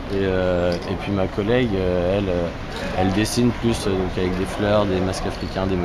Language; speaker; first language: French; native; French